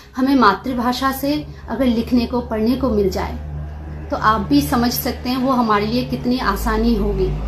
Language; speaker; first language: Hindi; non-native, local second language; Kok Borok